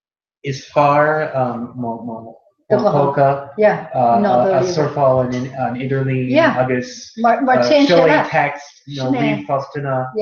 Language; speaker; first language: Irish; non-native, learner; English